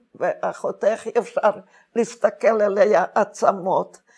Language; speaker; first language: Hebrew; non-native, fluent; Hungarian